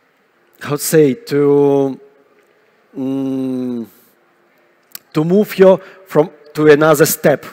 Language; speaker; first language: English; non-native, fluent; Russian